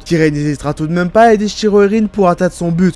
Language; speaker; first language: French; native; French